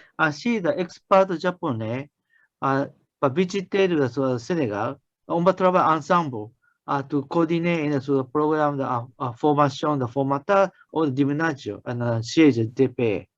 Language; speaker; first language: French; non-native, learner; Japanese